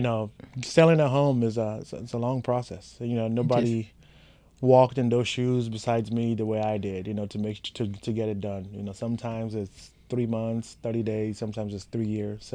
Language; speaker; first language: English; non-native, local second language; Yoruba